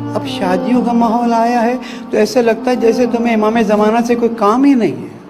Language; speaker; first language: Urdu; native; Urdu